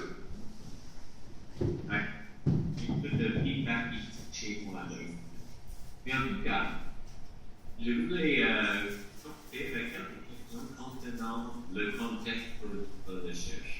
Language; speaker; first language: French; non-native, fluent; English